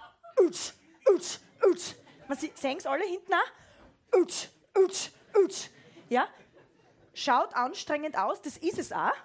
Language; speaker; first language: German; native; German